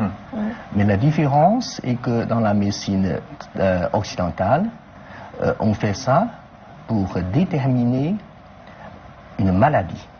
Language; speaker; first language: French; non-native, fluent; Chinese